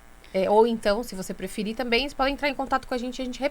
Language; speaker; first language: Portuguese; native; Portuguese